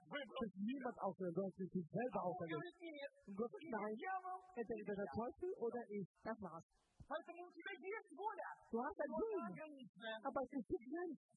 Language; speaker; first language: German; non-native, fluent; Russian